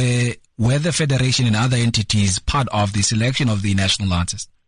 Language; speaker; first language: English; non-native, local second language; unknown